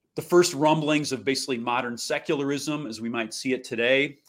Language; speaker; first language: English; native; English